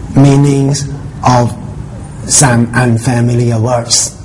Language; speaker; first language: English; non-native, fluent; Thai